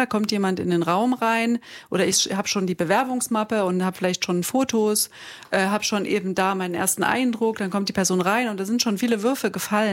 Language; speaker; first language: German; native; German